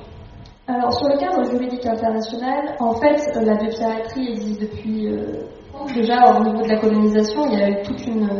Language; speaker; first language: French; native; French